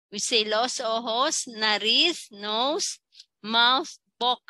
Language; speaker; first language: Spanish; non-native, learner; Filipino